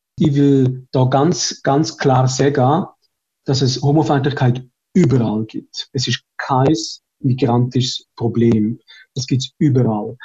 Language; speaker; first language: German; early bilingual, other home language; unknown